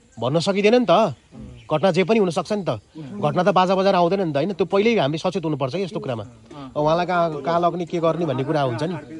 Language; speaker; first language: Nepali; native; Nepali